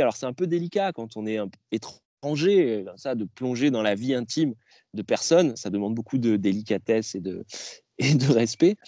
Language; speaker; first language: French; native; French